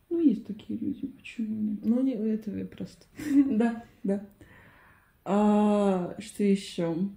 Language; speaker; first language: Russian; non-native, fluent; Spanish